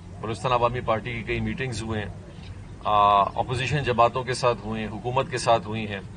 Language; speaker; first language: Urdu; non-native, local second language; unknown